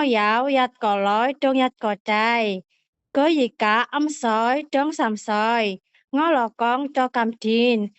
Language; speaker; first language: Cantonese; non-native, learner; Indonesian